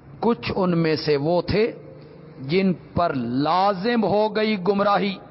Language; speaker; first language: Urdu; non-native, local second language; Punjabi